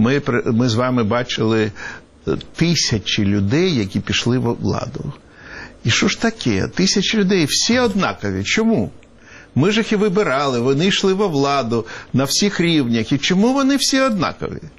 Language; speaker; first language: Ukrainian; non-native, local second language; Russian